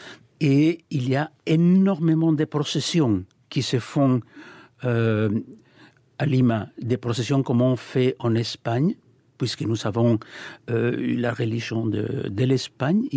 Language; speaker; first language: French; non-native, fluent; Spanish